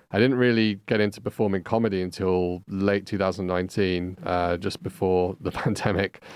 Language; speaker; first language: English; native; English